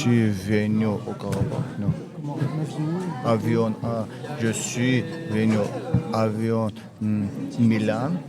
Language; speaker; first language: French; non-native, learner; Armenian